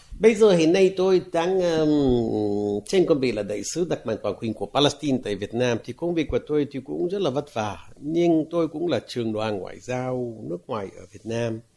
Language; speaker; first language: Vietnamese; non-native, fluent; Arabic